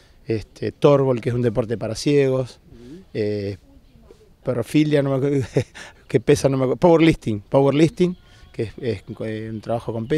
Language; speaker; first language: Spanish; native; Spanish